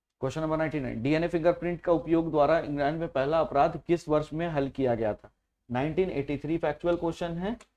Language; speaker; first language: Hindi; native; Hindi